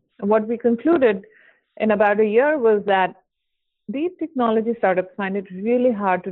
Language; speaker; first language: English; non-native, local second language; Hindi